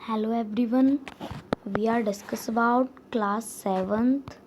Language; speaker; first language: English; non-native, local second language; Hindi